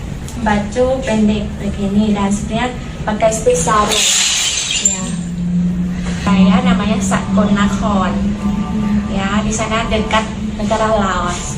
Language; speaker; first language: Indonesian; non-native, learner; Thai